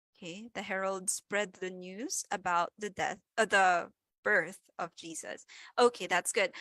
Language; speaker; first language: English; non-native, local second language; Filipino